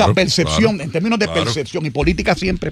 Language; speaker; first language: Spanish; native; Spanish